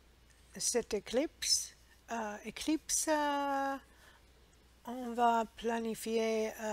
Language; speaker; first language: French; non-native, learner; English